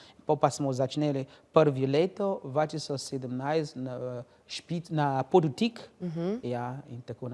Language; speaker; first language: Slovenian; non-native, learner; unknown